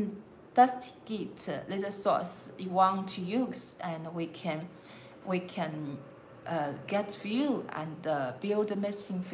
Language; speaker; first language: English; non-native, learner; Chinese